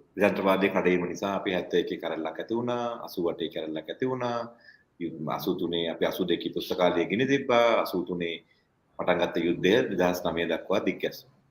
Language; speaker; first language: Sinhala; non-native, local second language; Tamil